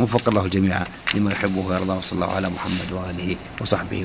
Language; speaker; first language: Arabic; native; Arabic